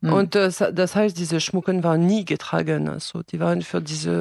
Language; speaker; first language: German; non-native, fluent; French